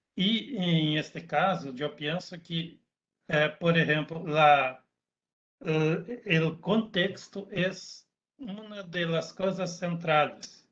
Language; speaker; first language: Spanish; non-native, learner; Portuguese